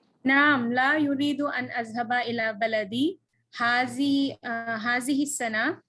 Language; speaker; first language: Arabic; non-native, learner; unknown